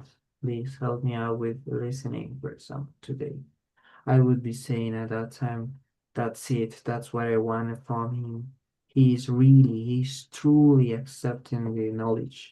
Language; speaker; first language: English; non-native, fluent; Spanish